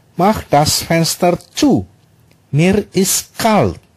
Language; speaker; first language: German; non-native, fluent; Indonesian